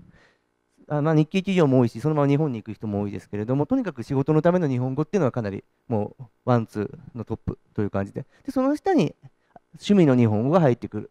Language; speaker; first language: Japanese; native; Japanese